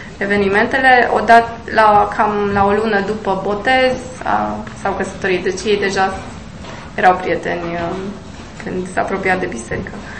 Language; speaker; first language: Romanian; native; Romanian